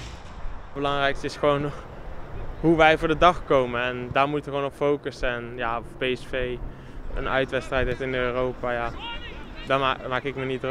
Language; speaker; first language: Dutch; native; Dutch